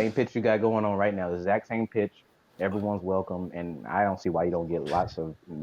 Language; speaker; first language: English; native; English